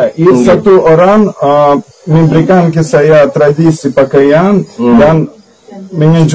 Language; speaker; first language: Indonesian; non-native, learner; Russian